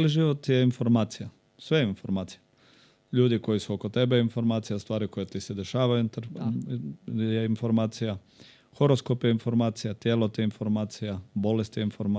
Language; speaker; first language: Croatian; native; Croatian